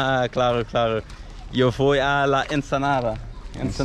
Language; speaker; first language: Spanish; non-native, learner; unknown